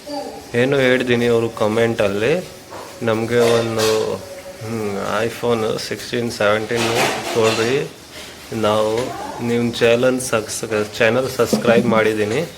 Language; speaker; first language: Kannada; non-native, local second language; Hindi